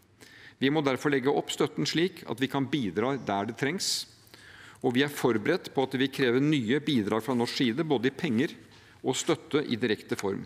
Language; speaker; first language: Norwegian; native; Norwegian